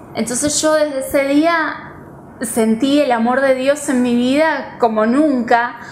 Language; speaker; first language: Spanish; native; Spanish